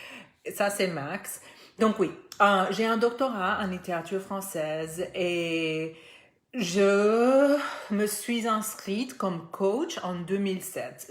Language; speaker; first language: French; non-native, fluent; Spanish